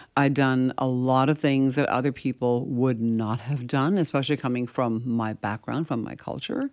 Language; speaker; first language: English; early bilingual, other home language; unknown